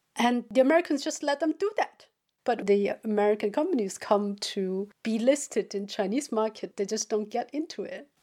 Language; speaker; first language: English; non-native, fluent; Chinese